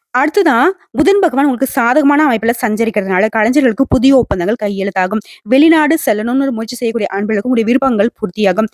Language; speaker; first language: Tamil; native; Tamil